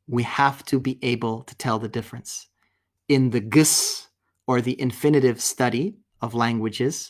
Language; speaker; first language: English; native; English